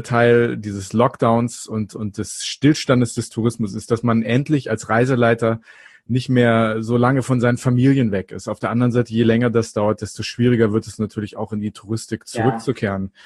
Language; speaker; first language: German; native; German